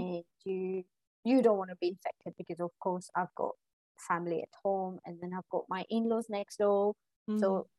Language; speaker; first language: English; non-native, local second language; Gujarati